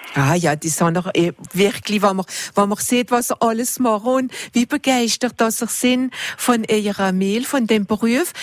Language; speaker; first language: German; non-native, local second language; French